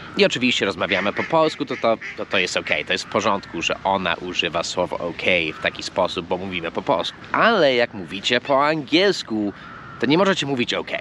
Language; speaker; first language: Polish; non-native, fluent; English